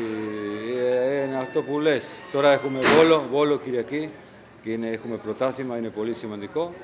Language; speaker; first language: Greek; non-native, fluent; Spanish